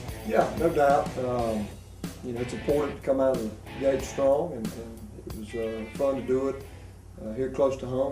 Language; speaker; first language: English; native; English